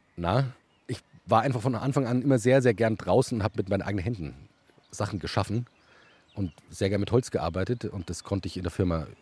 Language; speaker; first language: German; native; German